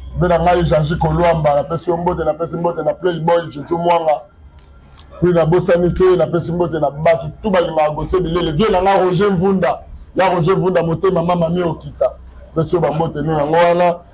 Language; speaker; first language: Lingala; native; Lingala